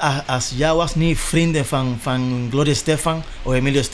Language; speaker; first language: Dutch; non-native, learner; Spanish